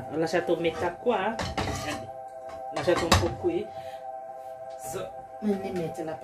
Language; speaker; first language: Italian; non-native, learner; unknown